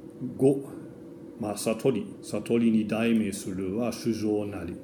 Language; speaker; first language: Japanese; non-native, fluent; German